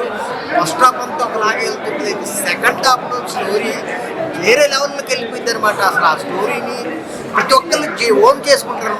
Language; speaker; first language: Telugu; native; Telugu